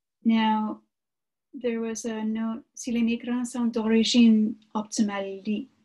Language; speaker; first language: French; non-native, learner; English